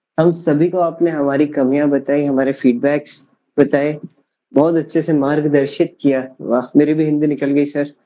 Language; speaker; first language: Hindi; native; Hindi